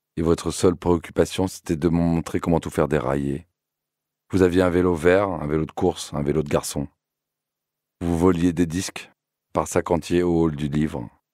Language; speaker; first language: French; native; French